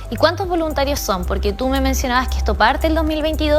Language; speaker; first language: Spanish; native; Spanish